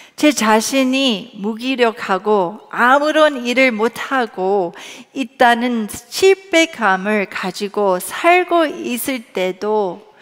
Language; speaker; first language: Korean; early bilingual, other home language; English